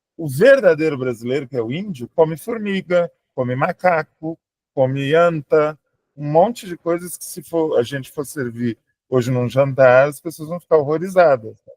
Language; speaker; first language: Portuguese; native; Portuguese